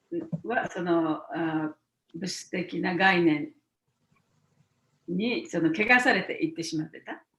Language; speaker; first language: Japanese; native; Japanese